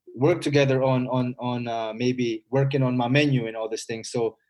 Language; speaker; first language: English; non-native, local second language; Filipino